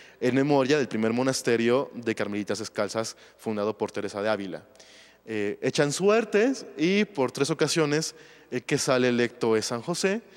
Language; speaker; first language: Spanish; native; Spanish